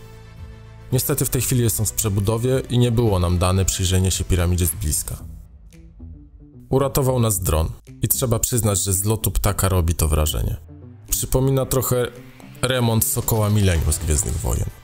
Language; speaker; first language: Polish; native; Polish